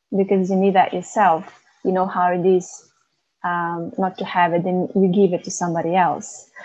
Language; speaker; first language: English; non-native, fluent; Macedonian